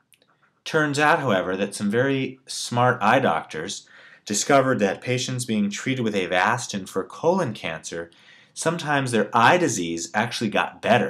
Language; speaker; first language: English; native; English